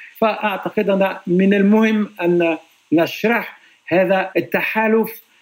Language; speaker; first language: Arabic; non-native, fluent; French